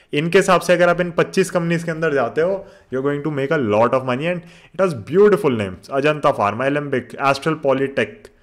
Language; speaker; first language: Hindi; native; Hindi